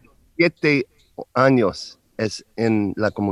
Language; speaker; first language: Spanish; non-native, learner; English